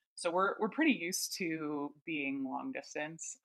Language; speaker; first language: English; native; English